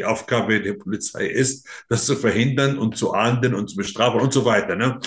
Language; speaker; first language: German; non-native, fluent; Arabic